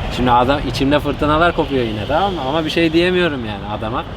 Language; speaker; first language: Turkish; native; Turkish